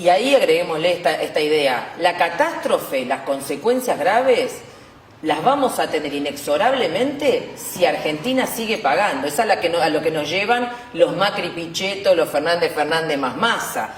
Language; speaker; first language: Spanish; native; Spanish